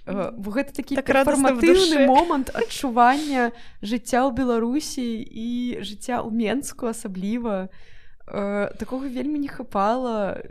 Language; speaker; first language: Belarusian; non-native, local second language; Russian